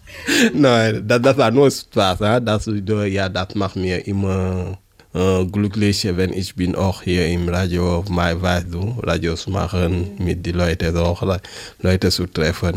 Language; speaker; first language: German; non-native, learner; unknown